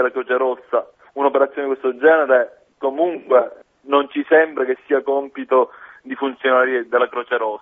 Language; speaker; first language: Italian; native; Italian